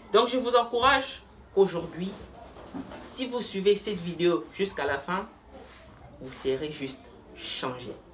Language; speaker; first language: French; non-native, local second language; Lingala